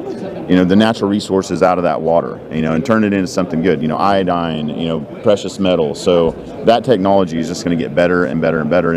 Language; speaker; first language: English; native; English